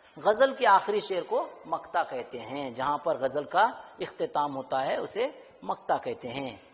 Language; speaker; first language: Urdu; native; Urdu